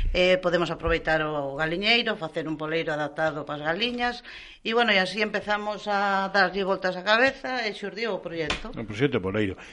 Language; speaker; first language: Galician; non-native, local second language; Spanish